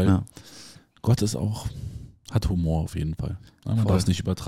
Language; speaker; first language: German; native; German